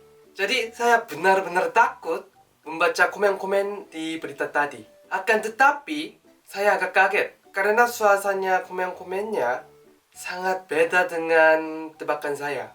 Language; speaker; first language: Indonesian; non-native, learner; Korean